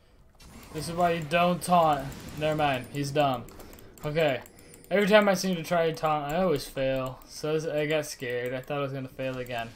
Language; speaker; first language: English; native; English